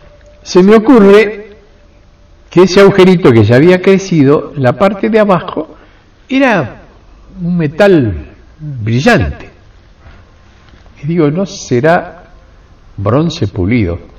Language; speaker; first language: Spanish; native; Spanish